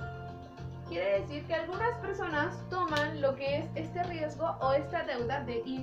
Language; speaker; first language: Spanish; native; Spanish